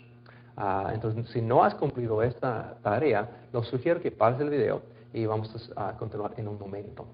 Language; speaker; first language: Spanish; non-native, fluent; English